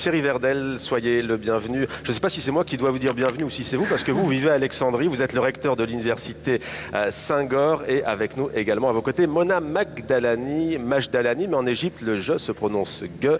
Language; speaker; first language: French; native; French